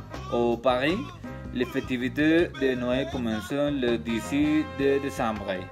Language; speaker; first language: French; non-native, learner; Spanish